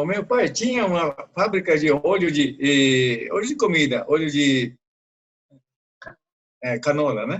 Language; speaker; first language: Portuguese; non-native, fluent; Japanese